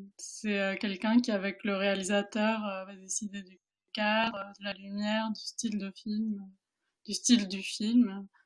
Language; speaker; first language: French; early bilingual, other home language; Spanish